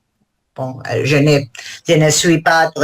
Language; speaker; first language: French; non-native, learner; Spanish